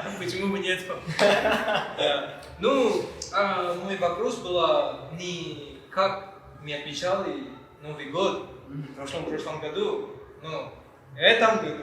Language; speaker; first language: Russian; non-native, learner; Malay